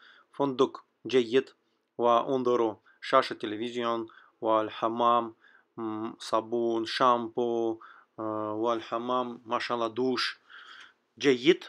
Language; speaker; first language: Arabic; non-native, learner; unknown